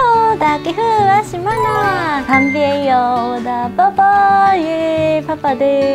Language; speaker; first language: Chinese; non-native, fluent; Japanese